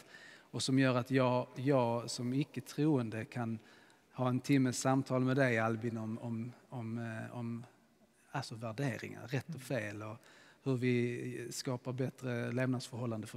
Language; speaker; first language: Swedish; native; Swedish